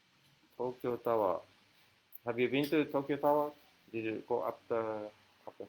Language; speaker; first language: English; non-native, fluent; Japanese